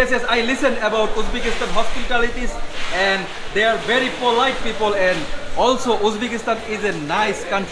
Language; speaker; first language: English; non-native, local second language; Bangla